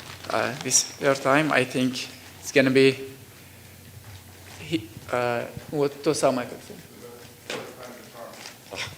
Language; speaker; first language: English; non-native, learner; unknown